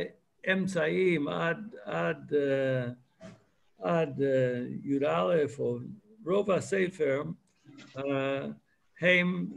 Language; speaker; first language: Hebrew; non-native, fluent; English